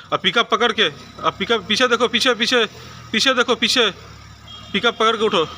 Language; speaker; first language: Hindi; non-native, local second language; Bangla